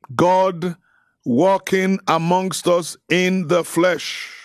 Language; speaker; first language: English; non-native, local second language; Yoruba